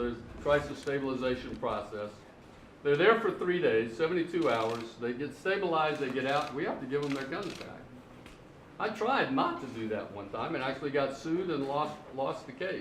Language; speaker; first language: English; native; English